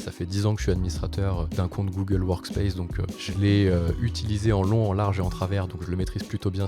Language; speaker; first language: French; native; French